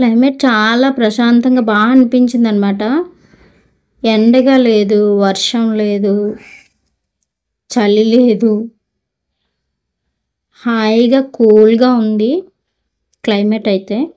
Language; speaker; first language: Telugu; native; Telugu